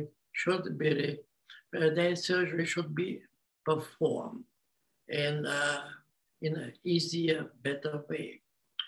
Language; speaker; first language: English; non-native, fluent; Hungarian